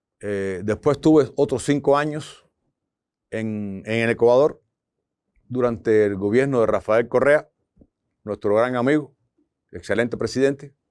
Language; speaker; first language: Spanish; native; Spanish